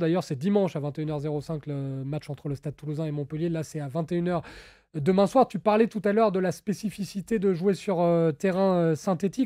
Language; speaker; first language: French; native; French